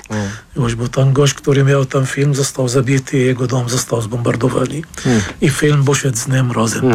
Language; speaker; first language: Polish; non-native, fluent; Arabic